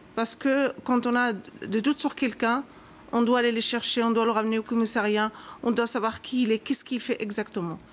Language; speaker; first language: French; non-native, local second language; Arabic